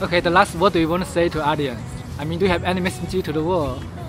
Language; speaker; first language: English; non-native, learner; Chinese